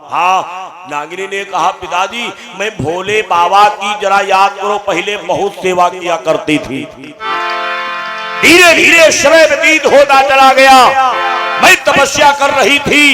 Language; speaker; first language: Hindi; native; Hindi